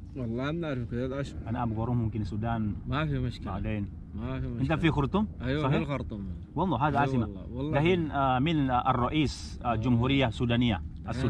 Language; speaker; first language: Arabic; non-native, learner; Indonesian